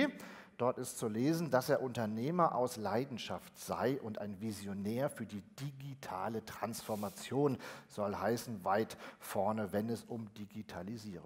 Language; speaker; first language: German; native; German